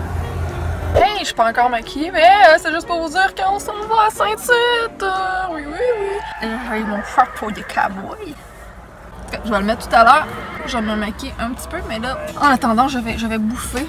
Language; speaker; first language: French; native; French